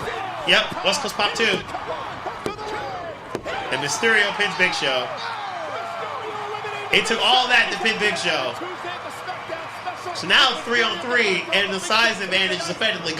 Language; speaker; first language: English; native; English